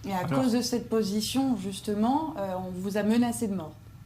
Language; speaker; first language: French; native; French